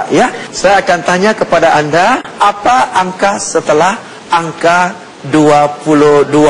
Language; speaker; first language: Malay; non-native, local second language; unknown